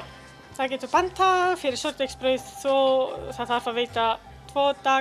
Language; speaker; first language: Icelandic; non-native, learner; Italian